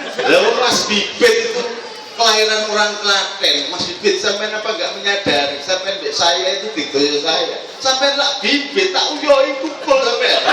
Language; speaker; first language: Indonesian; non-native, local second language; Javanese